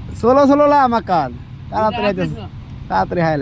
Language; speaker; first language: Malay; non-native, learner; Bangla